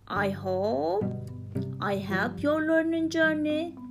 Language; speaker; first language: English; non-native, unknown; Turkish